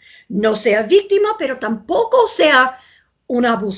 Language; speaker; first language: Spanish; non-native, fluent; English